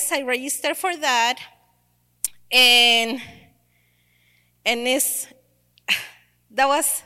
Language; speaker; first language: English; non-native, learner; Spanish